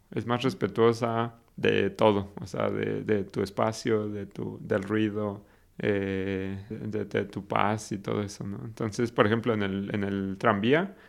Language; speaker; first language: Spanish; native; Spanish